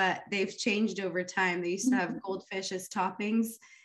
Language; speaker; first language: English; early bilingual, other home language; Arabic